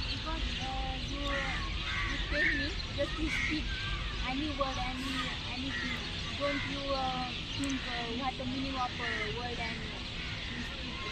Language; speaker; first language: English; non-native, learner; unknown